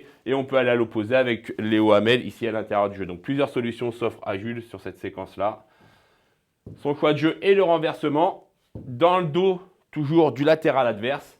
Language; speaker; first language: French; native; French